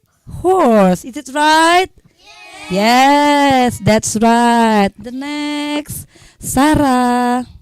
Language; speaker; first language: English; non-native, learner; Indonesian